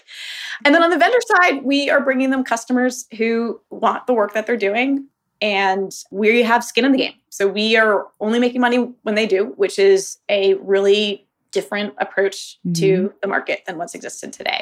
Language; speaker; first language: English; native; English